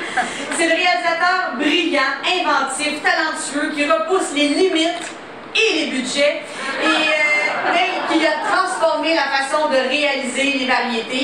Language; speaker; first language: French; native; French